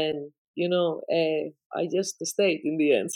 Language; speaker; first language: English; non-native, fluent; Spanish